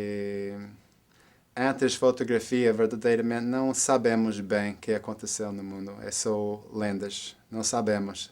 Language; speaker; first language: Portuguese; non-native, fluent; English